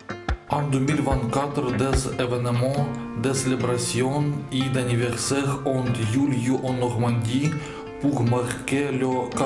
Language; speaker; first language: French; non-native, learner; Russian